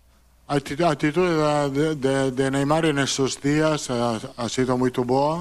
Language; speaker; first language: Portuguese; non-native, fluent; Italian